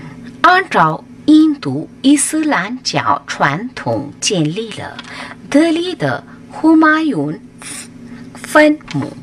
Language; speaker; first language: Chinese; non-native, fluent; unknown